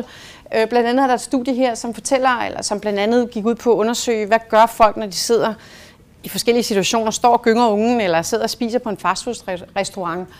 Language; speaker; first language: Danish; native; Danish